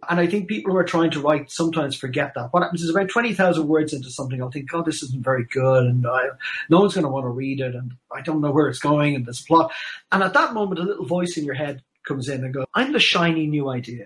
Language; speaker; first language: English; native; English